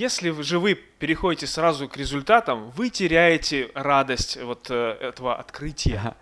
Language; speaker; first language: Russian; native; Russian